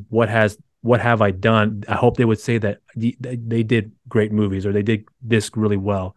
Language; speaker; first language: English; early bilingual, other home language; Spanish